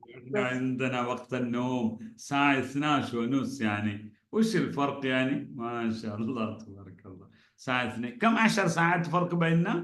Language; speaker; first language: Arabic; non-native, fluent; Malayalam